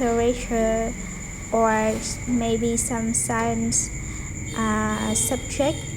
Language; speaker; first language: English; non-native, learner; Vietnamese